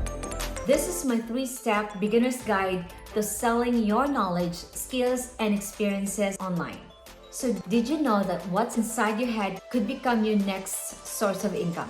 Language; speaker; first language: English; non-native, local second language; Filipino